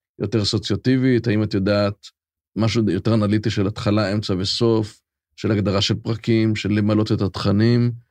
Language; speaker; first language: Hebrew; native; Hebrew